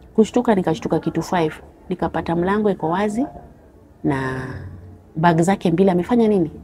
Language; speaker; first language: Swahili; non-native, local second language; Luo (Kenya and Tanzania)